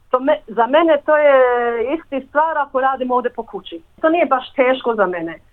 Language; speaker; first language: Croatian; early bilingual, heritage; English